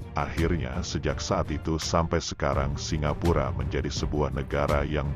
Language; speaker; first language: Indonesian; native; Indonesian